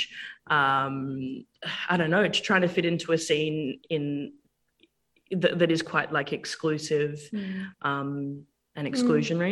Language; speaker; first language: English; native; English